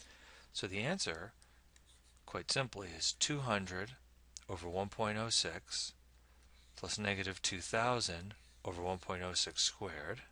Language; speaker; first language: English; native; English